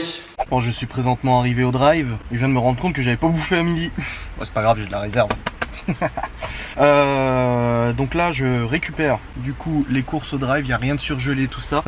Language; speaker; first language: French; native; French